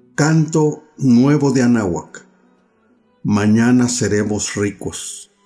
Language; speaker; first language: Spanish; non-native, local second language; Nahuatl languages